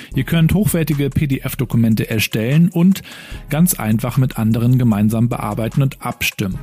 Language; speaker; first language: German; native; German